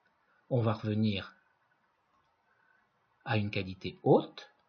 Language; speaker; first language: French; native; French